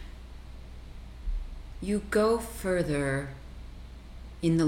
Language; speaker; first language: English; native; English